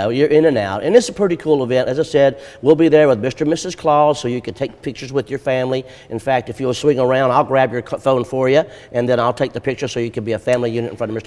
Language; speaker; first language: English; native; English